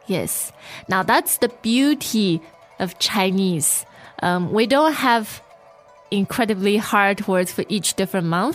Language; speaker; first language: English; non-native, fluent; Chinese